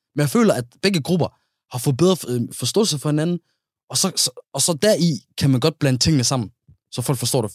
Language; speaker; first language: Danish; early bilingual, other home language; Somali